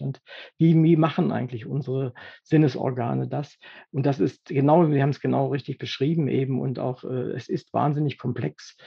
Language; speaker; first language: German; native; German